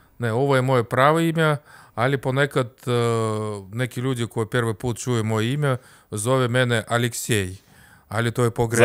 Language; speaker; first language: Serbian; non-native, learner; Russian